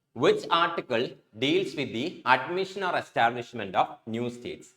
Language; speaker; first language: English; non-native, local second language; Malayalam